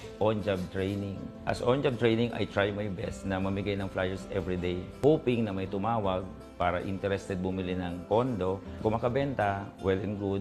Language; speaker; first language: Filipino; non-native, local second language; Bikol